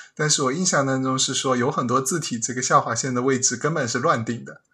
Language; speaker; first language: Chinese; native; Chinese